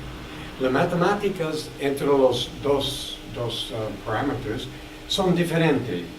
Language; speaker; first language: Spanish; non-native, learner; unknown